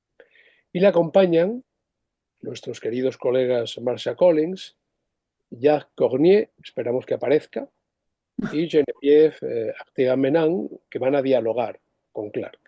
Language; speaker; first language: Spanish; native; Spanish